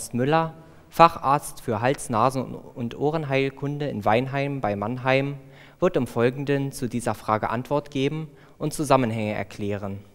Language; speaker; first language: German; native; German